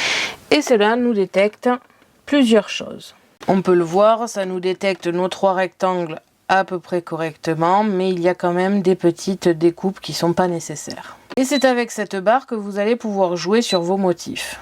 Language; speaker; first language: French; native; French